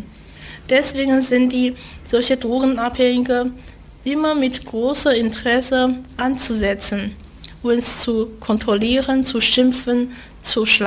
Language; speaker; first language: German; non-native, fluent; Chinese